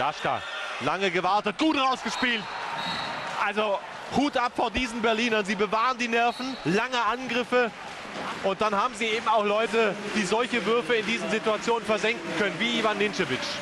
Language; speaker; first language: German; native; German